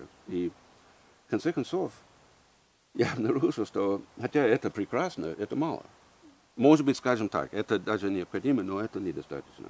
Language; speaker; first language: Russian; early bilingual, heritage; English